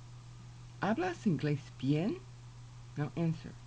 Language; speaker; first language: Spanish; non-native, fluent; English